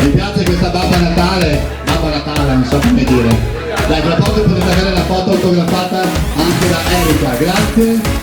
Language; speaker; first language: Italian; native; Italian